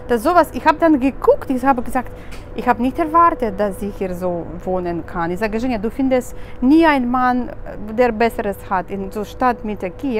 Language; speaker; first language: German; non-native, fluent; Russian